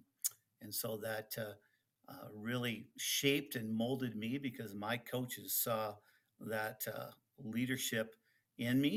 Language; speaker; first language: English; early bilingual, other home language; Dutch